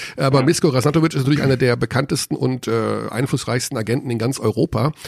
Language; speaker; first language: German; native; German